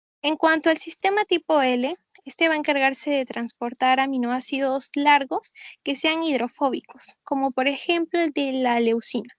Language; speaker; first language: Spanish; native; Spanish